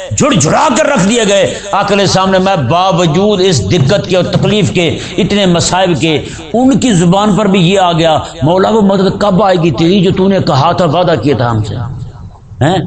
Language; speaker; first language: Urdu; native; Urdu